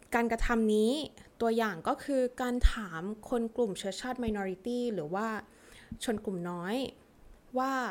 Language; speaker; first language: Thai; early bilingual, heritage; English